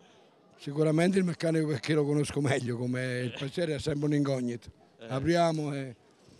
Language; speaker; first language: Italian; native; Italian